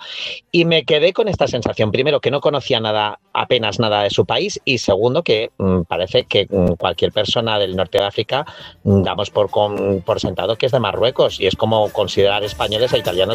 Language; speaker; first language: Spanish; native; Spanish